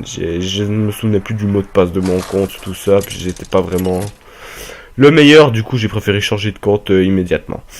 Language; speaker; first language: French; native; French